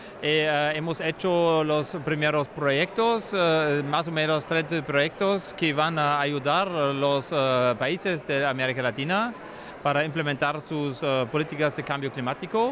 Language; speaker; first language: Spanish; non-native, fluent; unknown